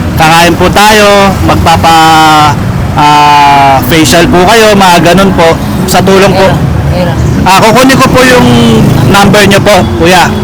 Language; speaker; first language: Filipino; native; Filipino